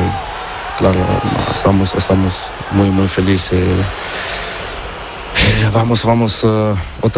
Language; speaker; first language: Spanish; non-native, learner; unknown